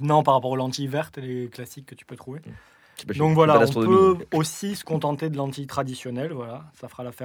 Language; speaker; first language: French; native; French